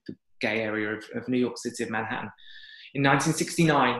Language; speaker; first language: English; native; English